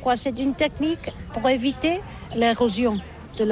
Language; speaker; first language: French; non-native, learner; Catalan